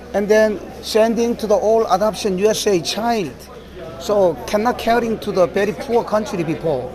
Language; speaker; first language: English; non-native, learner; Korean